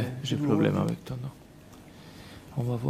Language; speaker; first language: French; non-native, learner; Serbian